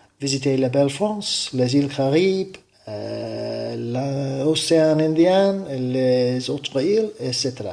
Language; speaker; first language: French; non-native, learner; English